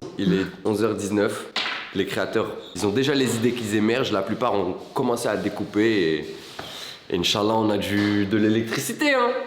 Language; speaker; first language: French; native; French